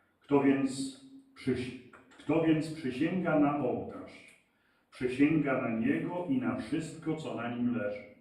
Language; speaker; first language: Polish; native; Polish